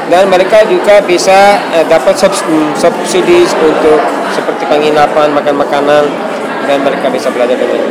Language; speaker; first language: Indonesian; non-native, fluent; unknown